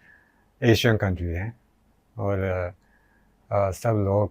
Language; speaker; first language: Hindi; non-native, learner; Japanese